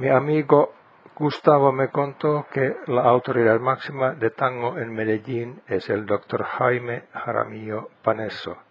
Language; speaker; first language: Spanish; non-native, fluent; Finnish